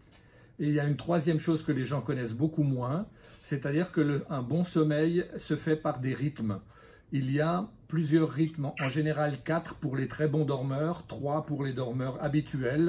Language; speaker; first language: French; native; French